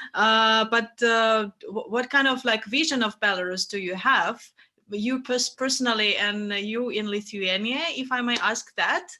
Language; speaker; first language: English; non-native, fluent; Russian